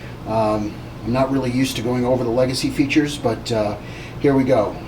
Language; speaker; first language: English; native; English